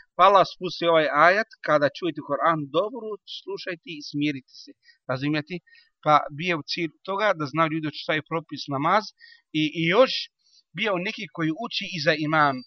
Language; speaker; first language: Bosnian; non-native, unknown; Arabic